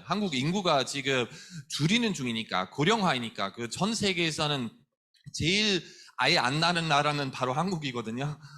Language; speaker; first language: Korean; non-native, fluent; German